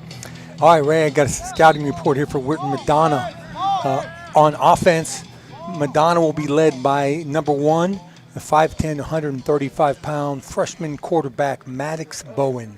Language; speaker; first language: English; native; English